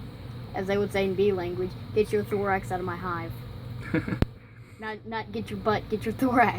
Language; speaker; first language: English; native; English